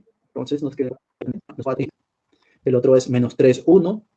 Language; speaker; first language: Spanish; native; Spanish